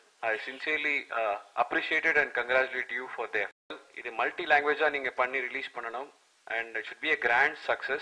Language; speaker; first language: Tamil; native; Tamil